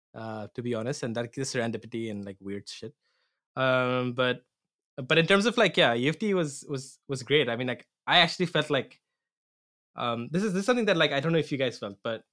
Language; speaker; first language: English; non-native, local second language; Assamese